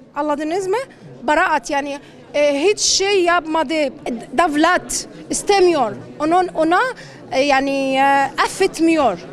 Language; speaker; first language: Turkish; non-native, learner; Arabic